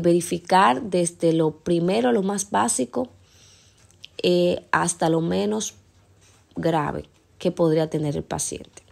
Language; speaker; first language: Spanish; native; Spanish